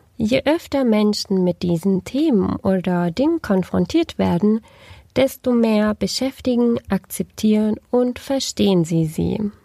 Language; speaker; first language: German; early bilingual, other home language; Turkish